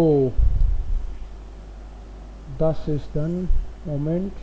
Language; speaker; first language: German; non-native, learner; Hindi